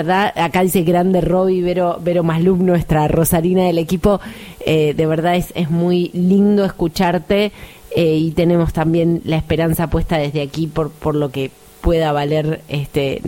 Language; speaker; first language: Spanish; native; Spanish